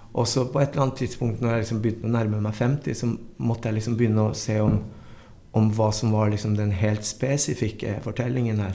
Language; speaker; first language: Norwegian; early bilingual, other home language; Spanish